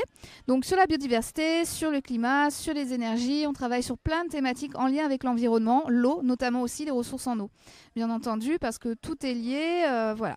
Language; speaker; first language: French; native; French